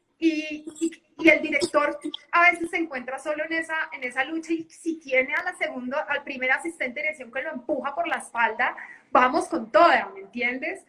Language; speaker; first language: Spanish; native; Spanish